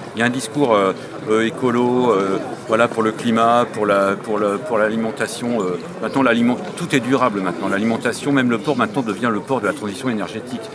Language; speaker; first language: French; native; French